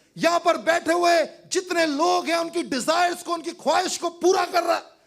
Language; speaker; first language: Urdu; non-native, local second language; Punjabi